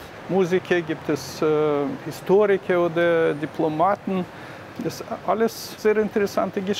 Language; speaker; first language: German; non-native, learner; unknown